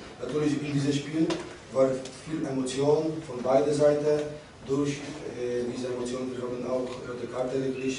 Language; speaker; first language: German; non-native, learner; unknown